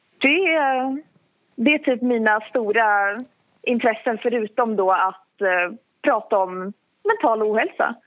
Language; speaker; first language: Swedish; native; Swedish